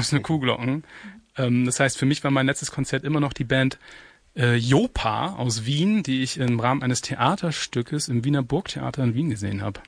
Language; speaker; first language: German; native; German